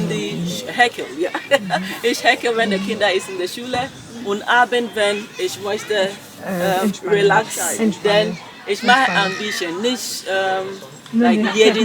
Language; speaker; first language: German; non-native, learner; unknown